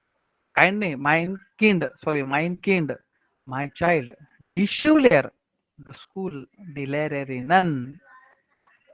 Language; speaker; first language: German; non-native, fluent; Marathi